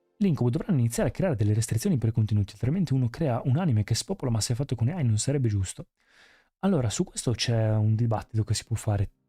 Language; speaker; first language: Italian; native; Italian